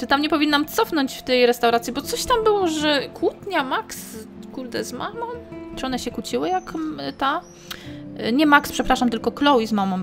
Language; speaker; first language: Polish; native; Polish